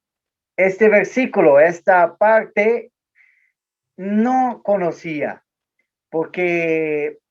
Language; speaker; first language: Spanish; non-native, learner; Portuguese